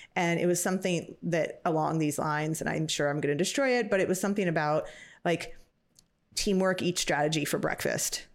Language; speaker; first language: English; native; English